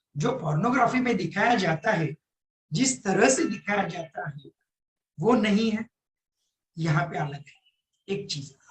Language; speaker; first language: Hindi; non-native, local second language; Marathi